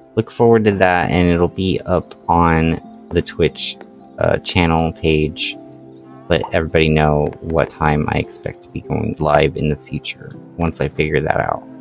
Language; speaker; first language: English; native; English